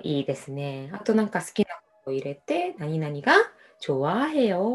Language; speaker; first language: Japanese; non-native, fluent; Korean